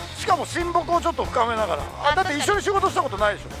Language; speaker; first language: Japanese; native; Japanese